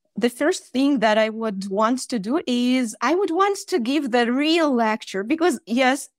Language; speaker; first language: English; non-native, fluent; Russian